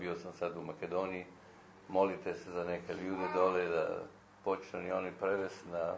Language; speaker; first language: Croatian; early bilingual, heritage; Croatian